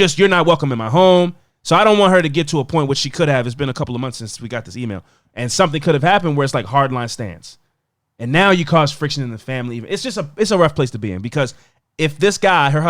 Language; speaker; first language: English; native; English